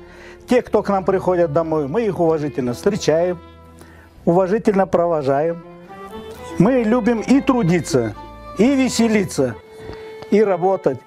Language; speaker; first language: Russian; non-native, local second language; Turkish